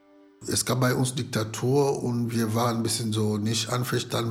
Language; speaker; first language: German; non-native, fluent; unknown